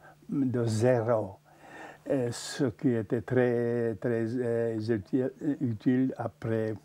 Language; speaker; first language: French; non-native, fluent; Czech